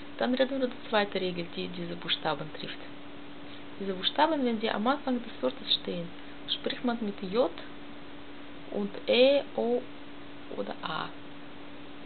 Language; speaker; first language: German; non-native, learner; Russian